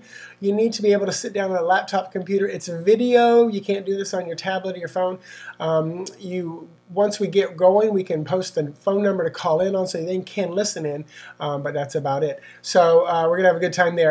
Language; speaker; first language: English; native; English